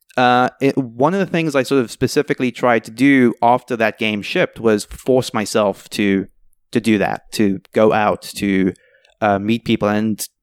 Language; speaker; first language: English; native; English